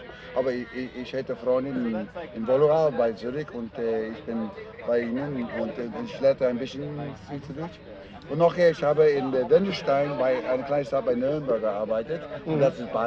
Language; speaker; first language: German; non-native, learner; English